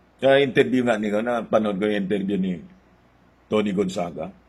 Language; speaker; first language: Filipino; non-native, local second language; Bikol